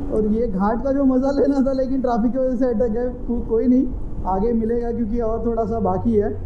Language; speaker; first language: Hindi; non-native, local second language; Marathi